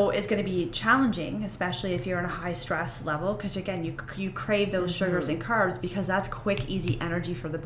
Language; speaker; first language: English; native; English